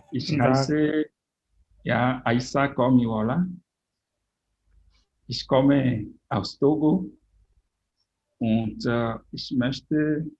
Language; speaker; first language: German; non-native, fluent; French